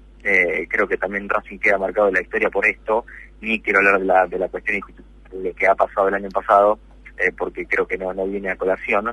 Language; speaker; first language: Spanish; native; Spanish